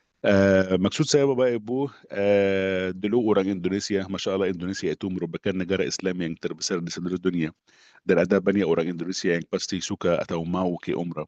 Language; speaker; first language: Indonesian; non-native, fluent; Arabic